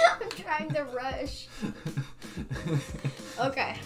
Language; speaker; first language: English; native; English